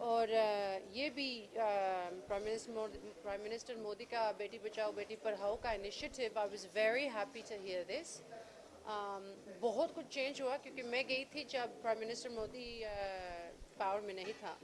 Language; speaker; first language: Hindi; early bilingual, heritage; English